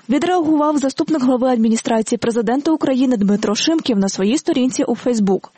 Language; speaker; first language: Ukrainian; native; Ukrainian